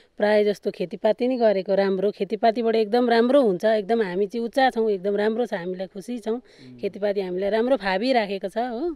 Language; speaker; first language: Nepali; native; Nepali